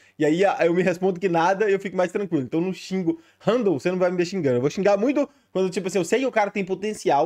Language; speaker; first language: Portuguese; native; Portuguese